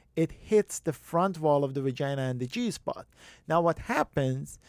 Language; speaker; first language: English; non-native, fluent; Persian